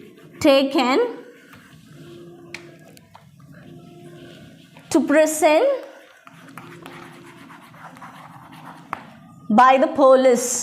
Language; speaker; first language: English; non-native, local second language; Tamil